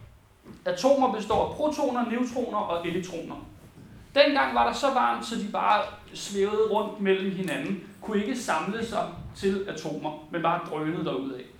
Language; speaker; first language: Danish; native; Danish